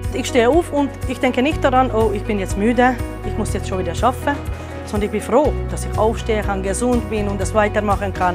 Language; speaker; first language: German; non-native, fluent; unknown